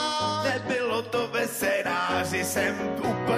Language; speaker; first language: Czech; native; Czech